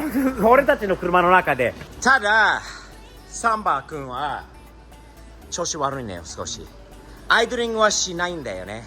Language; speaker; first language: Japanese; non-native, fluent; English